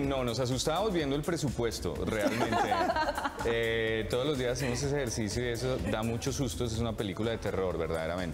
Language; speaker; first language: Spanish; native; Spanish